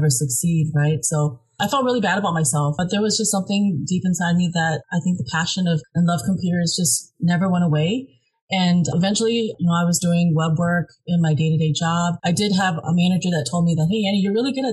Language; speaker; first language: English; early bilingual, other home language; Hmong